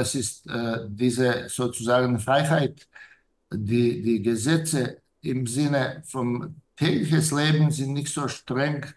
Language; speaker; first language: German; non-native, fluent; Serbian